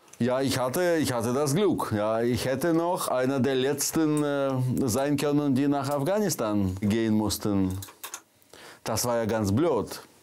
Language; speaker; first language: German; native; German